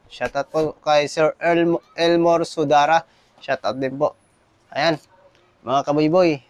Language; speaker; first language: Filipino; non-native, local second language; Cebuano